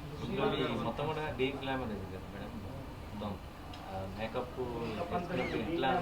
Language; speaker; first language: Telugu; native; Telugu